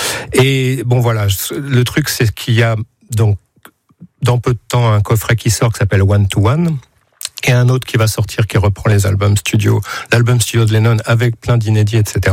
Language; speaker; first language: French; native; French